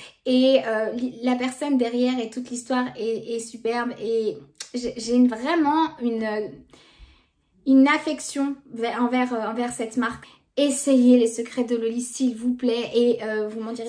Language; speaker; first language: French; native; French